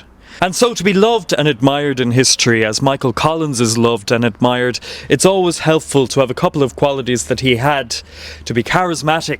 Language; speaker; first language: English; native; English